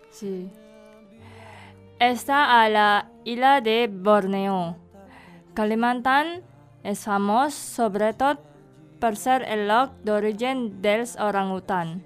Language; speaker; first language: Catalan; non-native, learner; Indonesian